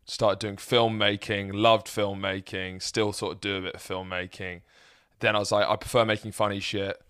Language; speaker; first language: English; native; English